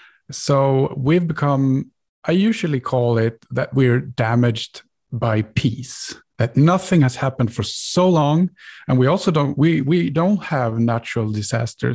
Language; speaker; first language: English; non-native, fluent; Swedish